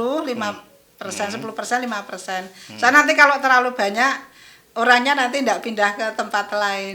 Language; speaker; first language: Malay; non-native, local second language; Javanese